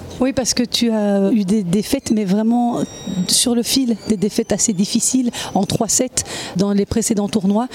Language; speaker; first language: French; native; French